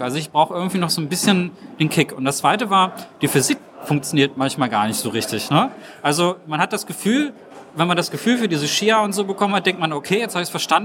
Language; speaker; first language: German; native; German